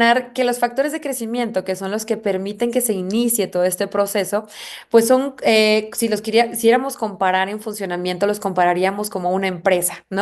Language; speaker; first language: Spanish; native; Spanish